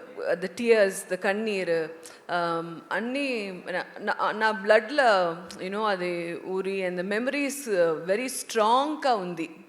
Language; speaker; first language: Telugu; non-native, learner; Tamil